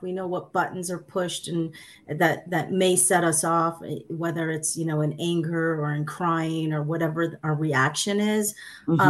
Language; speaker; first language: English; early bilingual, other home language; Sicilian